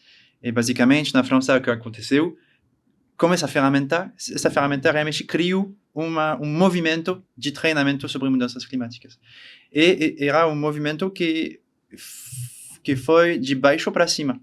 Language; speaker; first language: Portuguese; non-native, learner; French